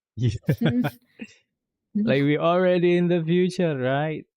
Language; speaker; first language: English; non-native, fluent; Indonesian